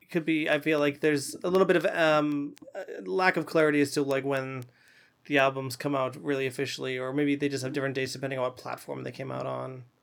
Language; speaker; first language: English; native; English